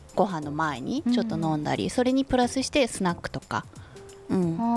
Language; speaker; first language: Japanese; non-native, fluent; Korean